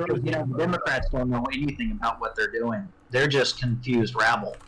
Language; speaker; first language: English; native; English